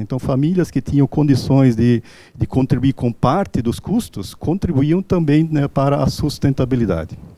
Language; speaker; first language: Portuguese; native; Portuguese